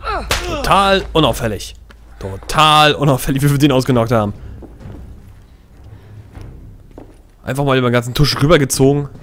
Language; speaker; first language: German; native; German